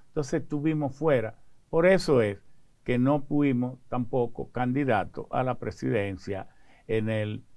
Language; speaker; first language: Spanish; early bilingual, other home language; French